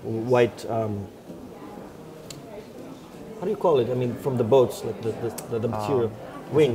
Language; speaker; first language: English; non-native, fluent; Portuguese